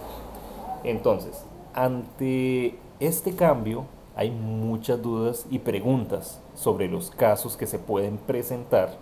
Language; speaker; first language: Spanish; native; Spanish